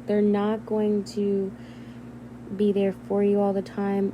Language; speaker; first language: English; native; English